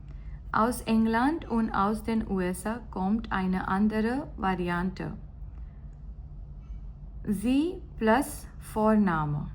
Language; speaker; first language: German; non-native, learner; Gujarati